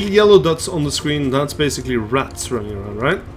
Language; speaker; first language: English; non-native, fluent; Norwegian